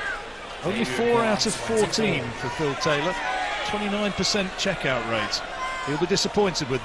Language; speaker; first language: English; native; English